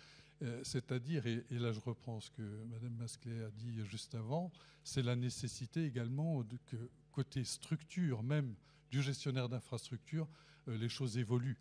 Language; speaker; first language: French; native; French